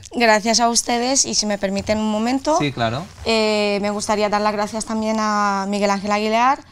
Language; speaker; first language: Spanish; non-native, fluent; Romanian